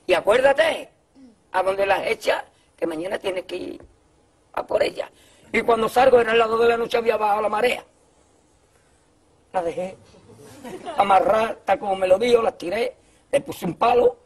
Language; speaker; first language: Spanish; native; Spanish